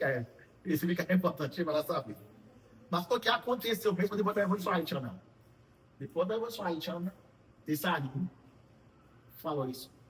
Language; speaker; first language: Portuguese; non-native, fluent; Haitian Creole